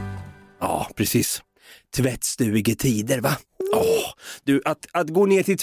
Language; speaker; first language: Swedish; native; Swedish